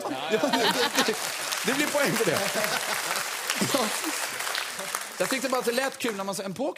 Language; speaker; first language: Swedish; native; Swedish